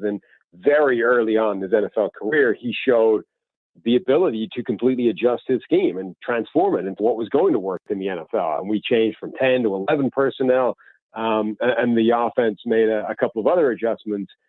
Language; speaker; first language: English; native; English